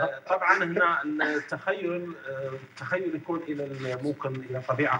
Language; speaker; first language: Arabic; native; Arabic